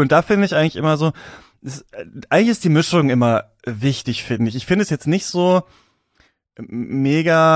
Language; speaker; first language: German; native; German